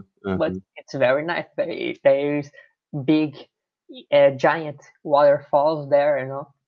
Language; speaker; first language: English; non-native, learner; Portuguese